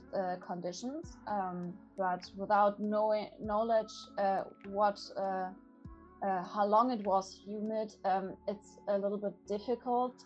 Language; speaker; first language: English; non-native, fluent; German